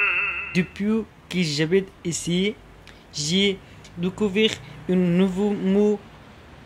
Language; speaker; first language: French; non-native, learner; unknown